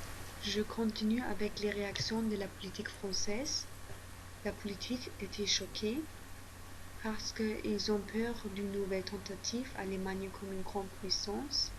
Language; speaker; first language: French; non-native, learner; German